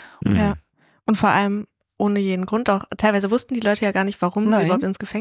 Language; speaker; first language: German; native; German